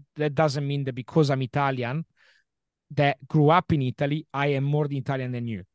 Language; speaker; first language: English; non-native, fluent; Italian